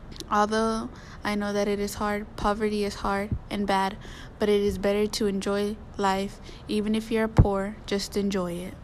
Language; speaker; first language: English; early bilingual, other home language; Spanish